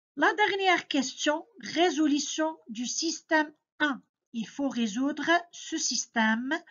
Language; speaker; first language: French; non-native, local second language; Arabic